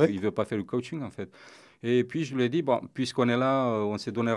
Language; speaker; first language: French; non-native, fluent; Romanian